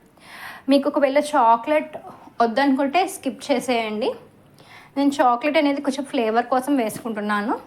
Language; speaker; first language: Telugu; native; Telugu